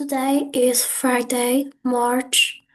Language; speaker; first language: English; non-native, learner; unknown